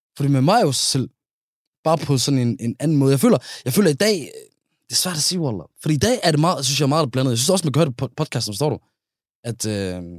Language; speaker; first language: Danish; early bilingual, other home language; Somali